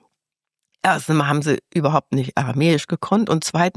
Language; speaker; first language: German; native; German